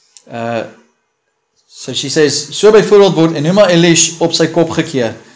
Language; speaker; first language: Afrikaans; early bilingual, heritage; Afrikaans